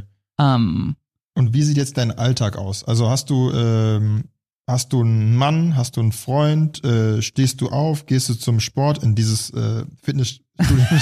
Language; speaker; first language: German; native; German